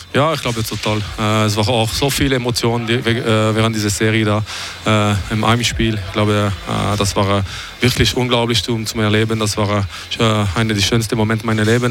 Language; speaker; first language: German; non-native, fluent; French